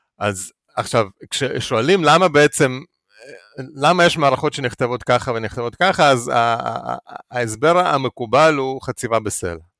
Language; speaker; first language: Hebrew; early bilingual, other home language; Russian